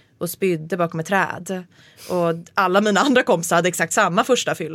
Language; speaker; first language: Swedish; native; Swedish